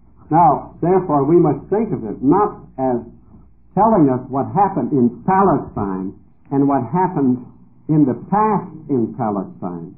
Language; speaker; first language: English; early bilingual, other home language; Dutch